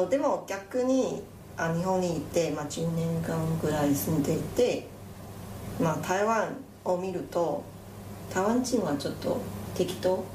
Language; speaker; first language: Japanese; non-native, fluent; Chinese